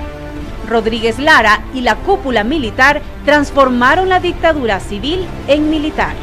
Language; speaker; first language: Spanish; native; Spanish